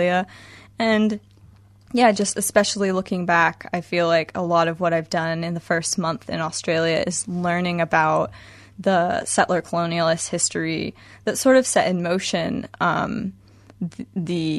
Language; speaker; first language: English; native; English